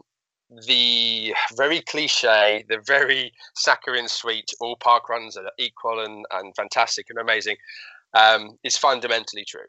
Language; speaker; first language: English; native; English